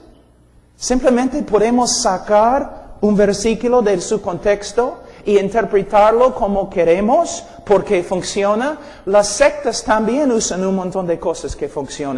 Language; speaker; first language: Spanish; non-native, fluent; English